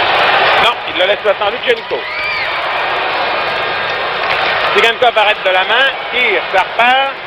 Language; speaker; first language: French; native; French